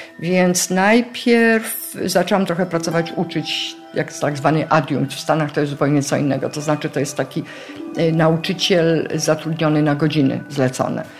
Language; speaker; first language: Polish; native; Polish